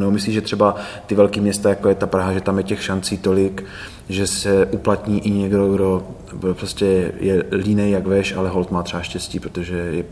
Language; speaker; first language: Czech; native; Czech